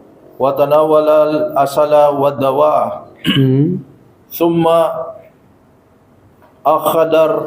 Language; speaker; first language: Arabic; non-native, learner; Filipino